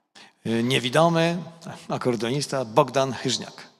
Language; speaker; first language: Polish; native; Polish